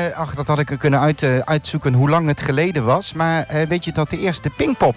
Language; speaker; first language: Dutch; native; Dutch